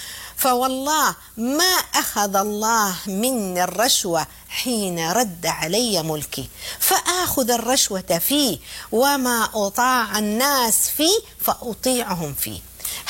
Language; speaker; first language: Arabic; native; Arabic